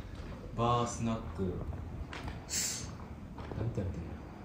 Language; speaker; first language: Japanese; native; Japanese